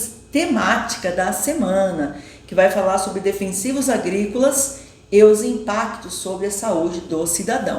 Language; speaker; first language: Portuguese; native; Portuguese